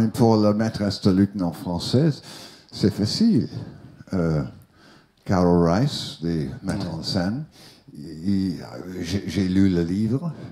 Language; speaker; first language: French; non-native, learner; English